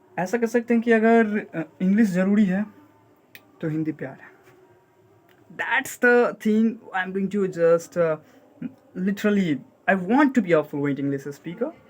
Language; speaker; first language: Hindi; native; Hindi